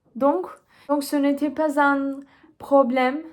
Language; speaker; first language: French; non-native, learner; Turkish